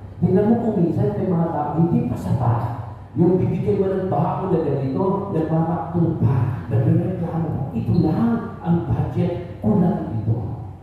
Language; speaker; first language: Filipino; non-native, local second language; Cebuano